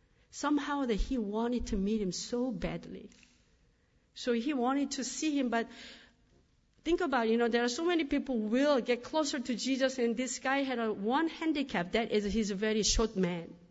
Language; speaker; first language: English; non-native, fluent; Korean